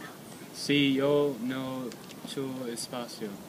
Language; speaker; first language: Spanish; non-native, learner; English